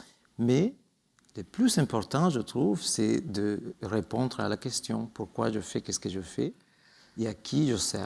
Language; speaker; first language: French; non-native, fluent; Spanish